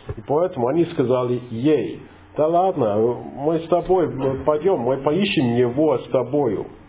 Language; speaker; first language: Russian; non-native, fluent; English